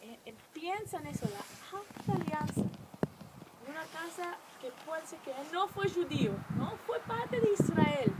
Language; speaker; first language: Spanish; non-native, fluent; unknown